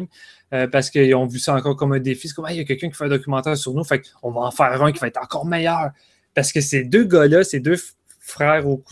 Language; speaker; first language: French; native; French